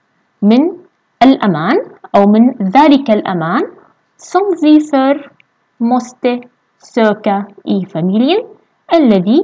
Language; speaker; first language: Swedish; non-native, fluent; Arabic